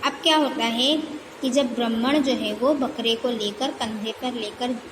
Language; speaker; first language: Hindi; non-native, local second language; Gujarati